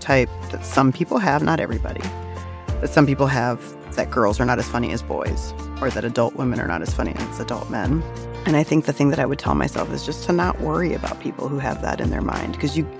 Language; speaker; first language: English; native; English